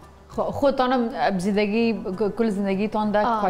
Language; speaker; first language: Persian; non-native, fluent; Pashto